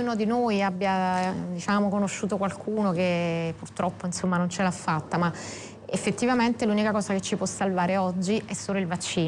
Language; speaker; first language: Italian; native; Italian